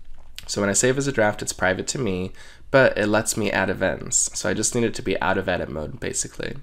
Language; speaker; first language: English; native; English